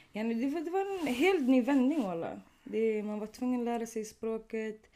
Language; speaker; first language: Swedish; early bilingual, other home language; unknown